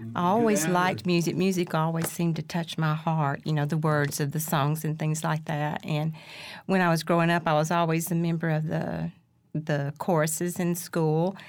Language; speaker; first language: English; native; English